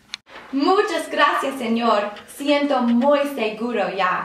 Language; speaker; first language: Spanish; non-native, learner; English